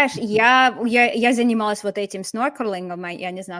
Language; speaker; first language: Russian; non-native, fluent; English